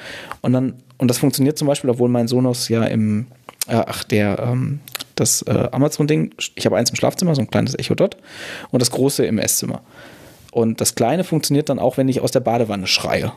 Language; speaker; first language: German; native; German